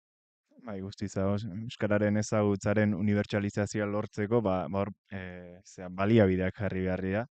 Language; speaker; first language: Basque; native; Basque